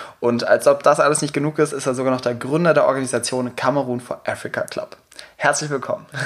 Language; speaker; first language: German; native; German